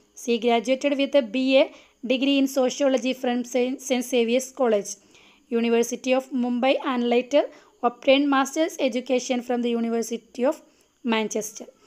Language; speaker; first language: English; non-native, local second language; Malayalam